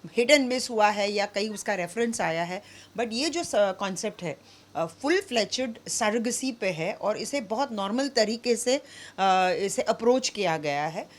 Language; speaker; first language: Hindi; non-native, local second language; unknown